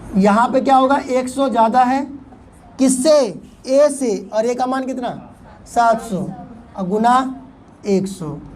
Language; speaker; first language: Hindi; native; Hindi